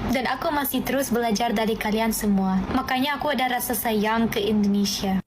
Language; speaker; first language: Indonesian; non-native, fluent; German